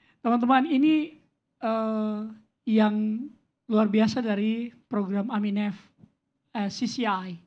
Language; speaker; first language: Indonesian; native; Indonesian